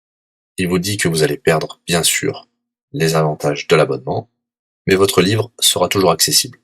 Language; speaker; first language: French; native; French